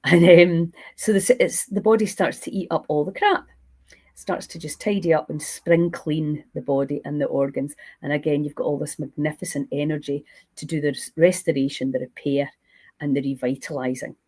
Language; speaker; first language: English; native; English